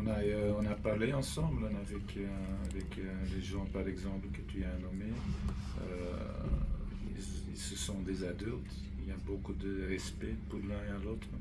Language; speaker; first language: French; non-native, fluent; Dutch